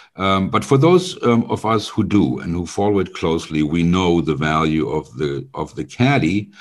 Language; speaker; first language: English; non-native, fluent; German